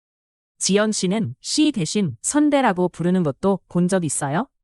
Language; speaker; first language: Korean; non-native, fluent; Chinese